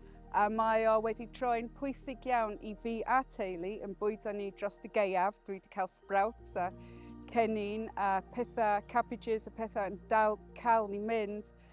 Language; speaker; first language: Welsh; non-native, learner; English